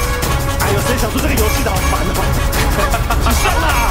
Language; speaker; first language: Chinese; native; Chinese